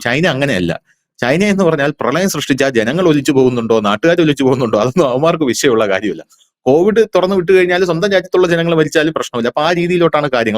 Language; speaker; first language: Malayalam; native; Malayalam